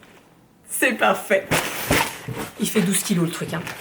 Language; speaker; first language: French; native; French